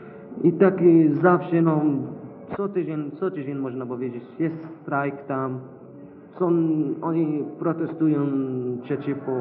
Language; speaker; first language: Polish; non-native, learner; Arabic